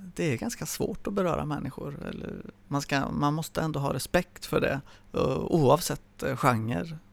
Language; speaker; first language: Swedish; early bilingual, other home language; Spanish